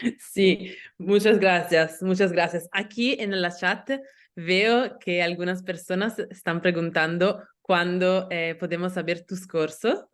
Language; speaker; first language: Spanish; non-native, learner; Italian